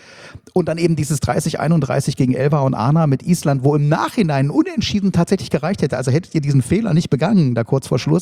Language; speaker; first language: German; native; German